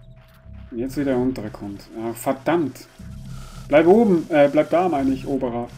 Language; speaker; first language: German; native; German